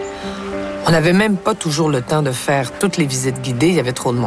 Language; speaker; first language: French; native; French